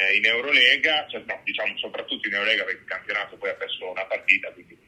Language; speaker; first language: Italian; native; Italian